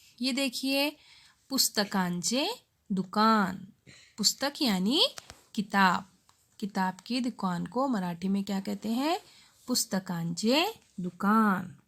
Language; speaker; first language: Hindi; non-native, local second language; Urdu